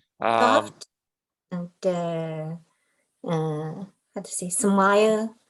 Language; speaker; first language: English; non-native, learner; Chinese